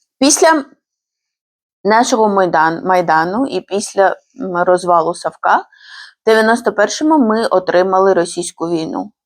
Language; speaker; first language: Ukrainian; non-native, fluent; Georgian